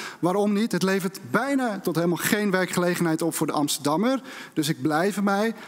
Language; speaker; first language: Dutch; native; Dutch